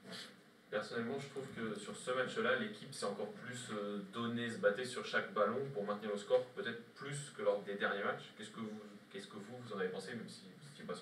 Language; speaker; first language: French; native; French